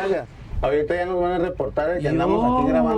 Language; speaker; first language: Spanish; native; Spanish